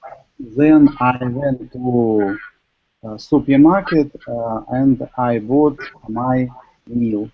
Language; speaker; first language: English; non-native, learner; Russian